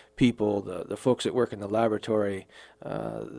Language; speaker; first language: English; native; English